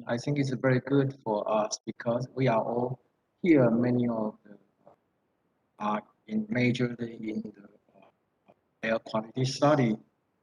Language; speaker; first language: English; non-native, fluent; Thai